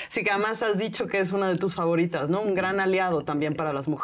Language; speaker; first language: Spanish; native; Spanish